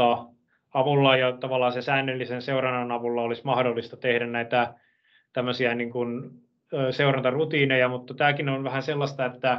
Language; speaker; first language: Finnish; native; Finnish